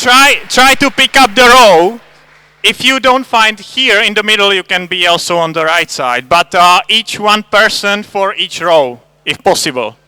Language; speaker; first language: English; non-native, fluent; Czech